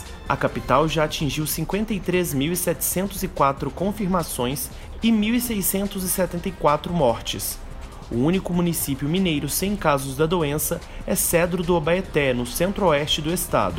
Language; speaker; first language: Portuguese; native; Portuguese